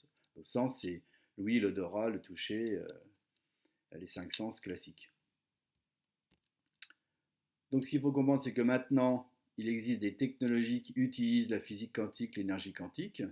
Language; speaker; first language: French; native; French